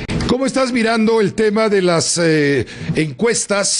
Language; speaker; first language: Spanish; native; Spanish